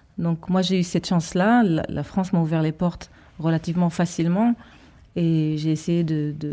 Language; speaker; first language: French; early bilingual, heritage; Hebrew